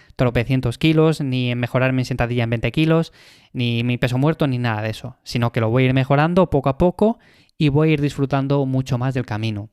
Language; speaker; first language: Spanish; native; Spanish